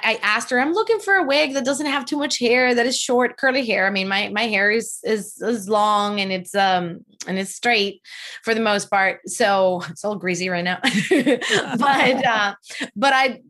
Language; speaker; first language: English; non-native, fluent; Spanish